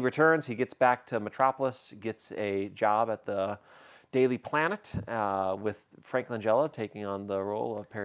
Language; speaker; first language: English; native; English